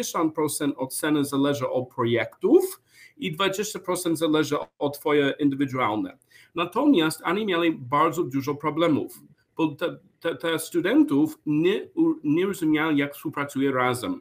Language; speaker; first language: Polish; non-native, learner; English